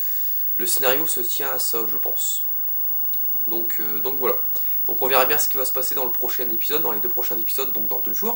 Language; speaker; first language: French; native; French